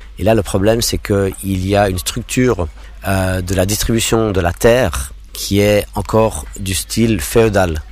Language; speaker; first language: French; non-native, local second language; English